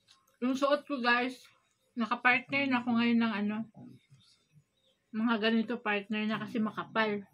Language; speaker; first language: Filipino; non-native, local second language; Cebuano